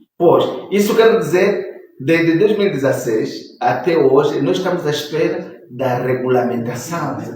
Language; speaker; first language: Portuguese; non-native, local second language; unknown